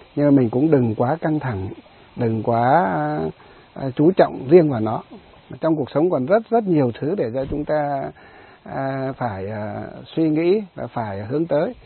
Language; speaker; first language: Vietnamese; native; Vietnamese